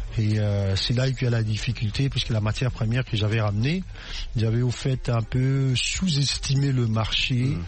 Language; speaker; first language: French; non-native, local second language; Lingala